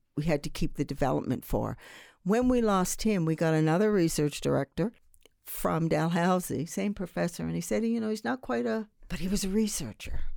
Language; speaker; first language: English; native; English